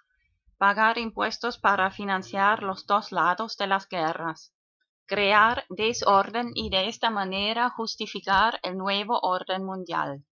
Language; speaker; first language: Spanish; non-native, fluent; German